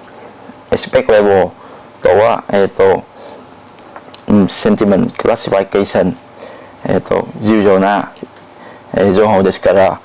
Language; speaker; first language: Japanese; non-native, learner; Thai